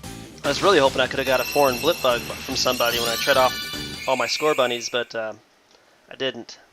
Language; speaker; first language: English; native; English